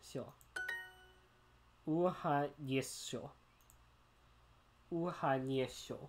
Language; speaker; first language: Russian; non-native, learner; English